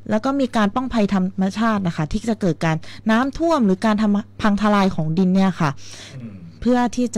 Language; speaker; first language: Thai; native; Thai